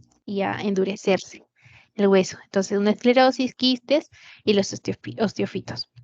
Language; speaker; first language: Spanish; native; Spanish